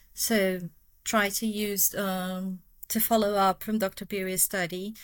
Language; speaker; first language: English; non-native, fluent; Portuguese